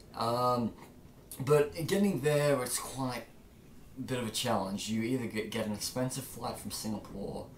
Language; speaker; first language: English; native; English